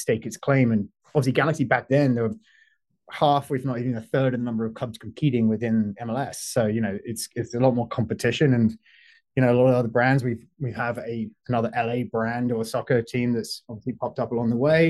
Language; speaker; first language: English; native; English